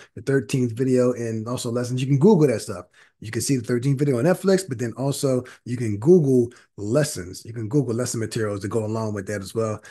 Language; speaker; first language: English; native; English